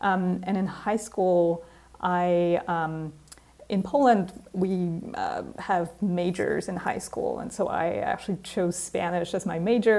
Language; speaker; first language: English; non-native, fluent; Polish